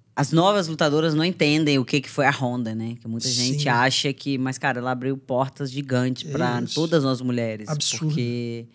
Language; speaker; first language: Portuguese; native; Portuguese